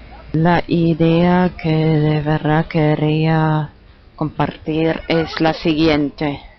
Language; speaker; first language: Spanish; non-native, learner; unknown